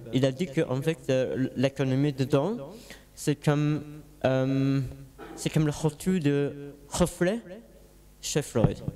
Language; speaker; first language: French; non-native, learner; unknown